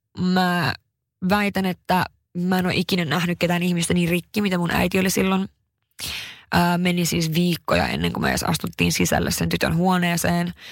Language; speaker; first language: Finnish; early bilingual, heritage; Finnish